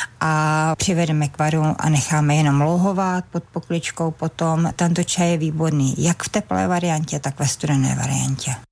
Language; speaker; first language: Czech; native; Czech